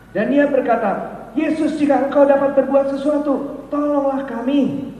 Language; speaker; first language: Indonesian; native; Indonesian